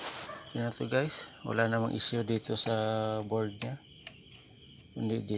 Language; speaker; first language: Filipino; non-native, local second language; Cebuano